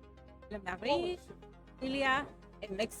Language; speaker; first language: French; non-native, learner; English